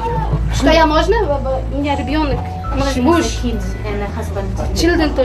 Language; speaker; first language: Russian; non-native, learner; Uzbek